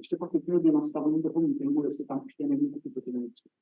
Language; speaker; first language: Czech; native; Czech